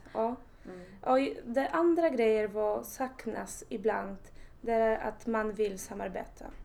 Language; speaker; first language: Swedish; non-native, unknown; Polish